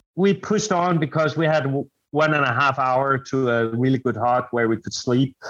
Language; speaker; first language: English; non-native, fluent; Danish